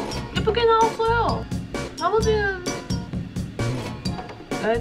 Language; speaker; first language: Korean; non-native, fluent; English